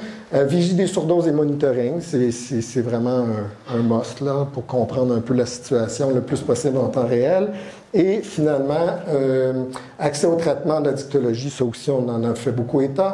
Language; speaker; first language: French; native; French